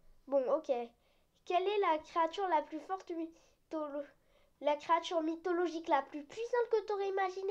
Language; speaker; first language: French; native; French